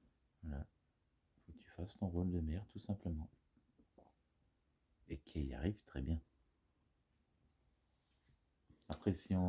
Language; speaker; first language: French; native; French